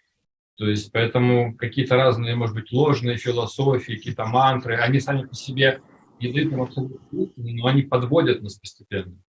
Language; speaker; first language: Russian; native; Russian